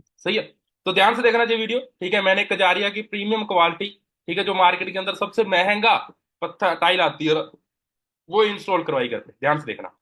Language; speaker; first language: Hindi; non-native, local second language; Punjabi